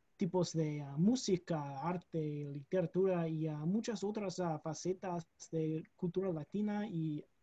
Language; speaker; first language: Spanish; non-native, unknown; English